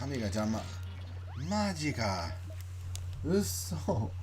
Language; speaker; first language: Japanese; non-native, learner; English